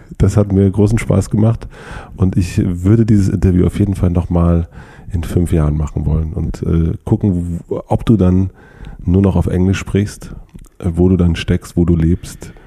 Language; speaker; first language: German; native; German